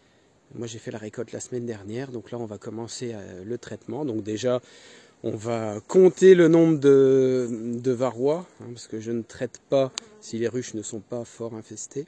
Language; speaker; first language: French; native; French